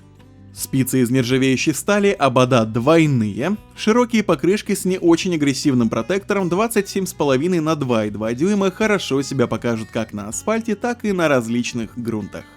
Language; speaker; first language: Russian; native; Russian